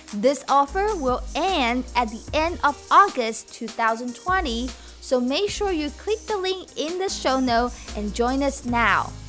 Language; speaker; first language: English; non-native, fluent; Chinese